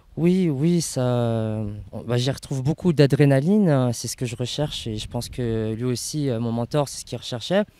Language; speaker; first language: French; native; French